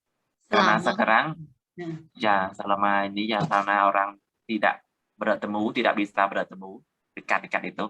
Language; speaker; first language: Indonesian; non-native, learner; Khmer